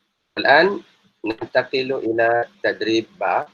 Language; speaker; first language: Arabic; non-native, fluent; Malay